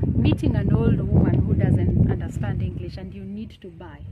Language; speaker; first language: English; non-native, local second language; Kalenjin